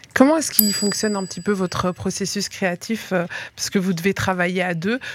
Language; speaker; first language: French; native; French